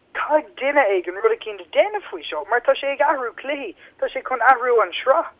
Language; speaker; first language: Irish; non-native, local second language; English